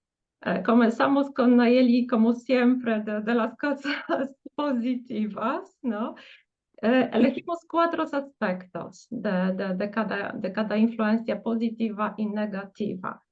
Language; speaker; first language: Spanish; non-native, fluent; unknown